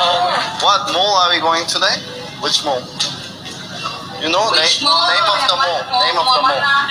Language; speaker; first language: English; non-native, learner; Korean